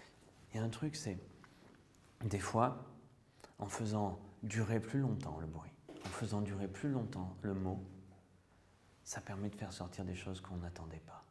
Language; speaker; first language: French; native; French